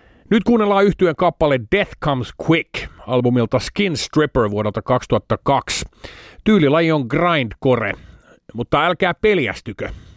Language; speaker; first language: Finnish; native; Finnish